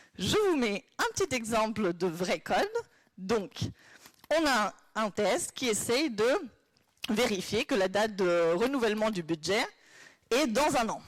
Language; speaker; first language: French; non-native, fluent; Spanish